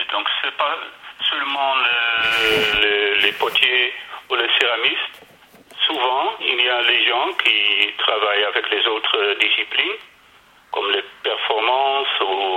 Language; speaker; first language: French; non-native, learner; Dutch